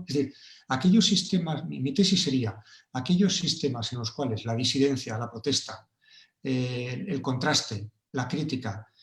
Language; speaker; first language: Spanish; native; Spanish